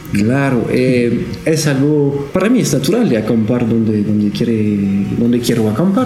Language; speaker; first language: Spanish; non-native, learner; French